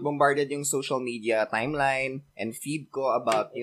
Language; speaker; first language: English; non-native, local second language; Filipino